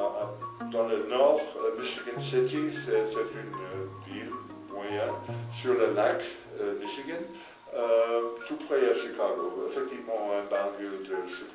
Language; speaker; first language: French; non-native, fluent; English